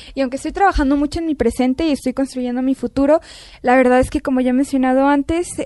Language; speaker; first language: Spanish; native; Spanish